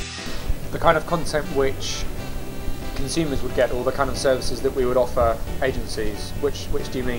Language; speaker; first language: English; native; English